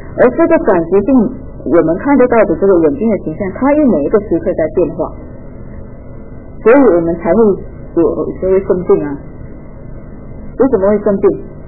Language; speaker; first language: Chinese; native; Chinese